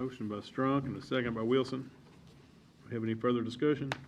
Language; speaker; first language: English; native; English